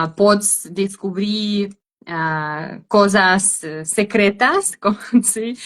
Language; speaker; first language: Catalan; non-native, learner; Russian